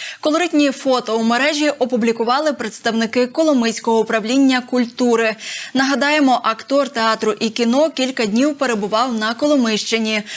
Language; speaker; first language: Ukrainian; native; Ukrainian